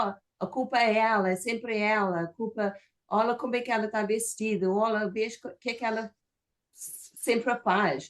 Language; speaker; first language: Portuguese; non-native, fluent; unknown